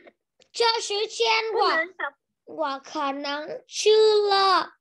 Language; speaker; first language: Chinese; non-native, learner; Vietnamese